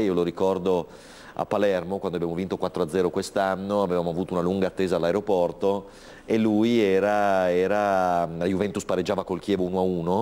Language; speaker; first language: Italian; native; Italian